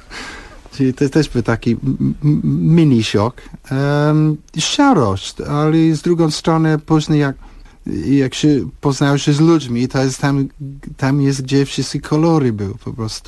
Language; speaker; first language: Polish; non-native, fluent; English